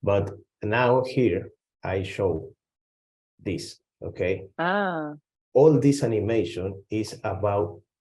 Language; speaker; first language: English; non-native, learner; Spanish